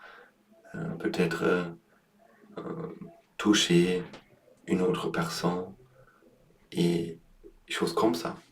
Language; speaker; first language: French; non-native, learner; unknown